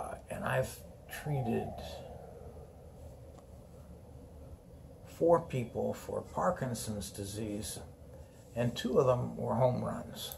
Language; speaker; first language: English; native; English